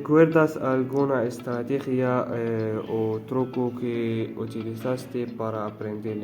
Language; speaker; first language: Spanish; non-native, learner; Arabic